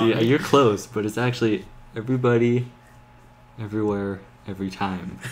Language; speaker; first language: English; native; English